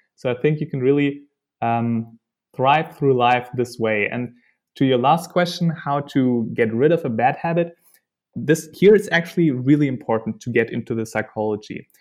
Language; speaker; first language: English; non-native, fluent; German